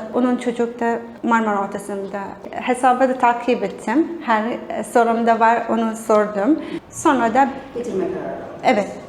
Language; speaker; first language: Turkish; non-native, learner; Arabic